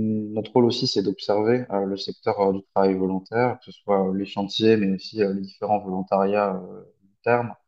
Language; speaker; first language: French; native; French